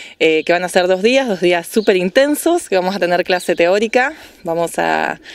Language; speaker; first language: Spanish; native; Spanish